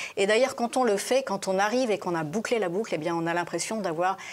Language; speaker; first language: French; native; French